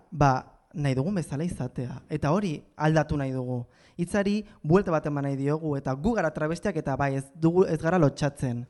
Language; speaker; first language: Basque; non-native, local second language; Spanish